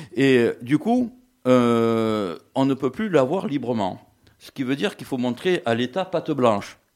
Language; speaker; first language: French; native; French